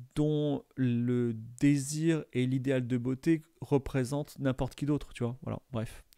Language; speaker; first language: French; native; French